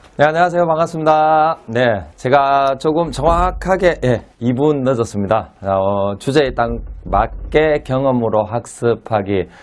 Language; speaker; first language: Korean; native; Korean